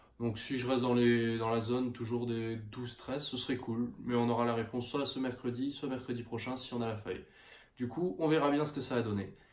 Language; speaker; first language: French; native; French